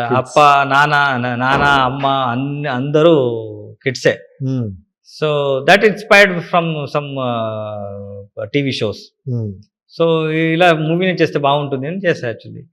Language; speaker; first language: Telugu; non-native, learner; Kannada